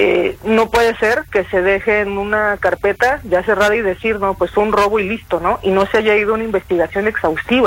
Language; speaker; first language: Spanish; native; Spanish